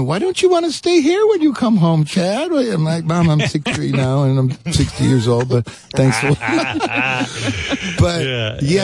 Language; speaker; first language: English; native; English